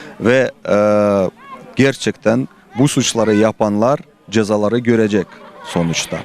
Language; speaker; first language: Turkish; non-native, fluent; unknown